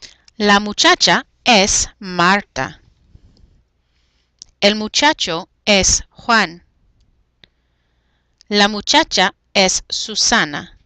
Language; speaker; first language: Spanish; non-native, fluent; English